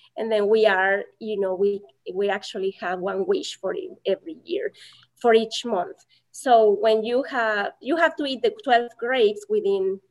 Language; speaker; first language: English; non-native, fluent; Spanish